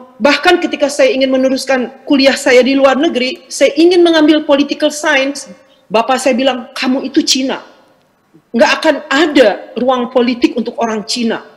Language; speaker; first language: Indonesian; native; Indonesian